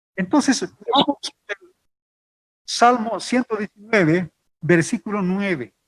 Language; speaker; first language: Spanish; non-native, local second language; Aymara